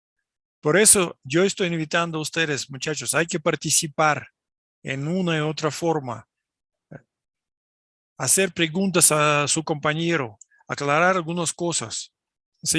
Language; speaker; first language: Spanish; non-native, fluent; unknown